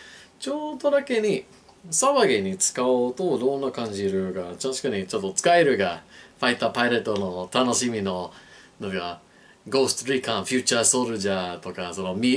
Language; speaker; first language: Japanese; non-native, learner; English